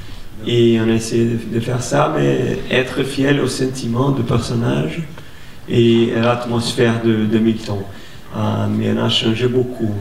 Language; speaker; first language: French; non-native, fluent; Portuguese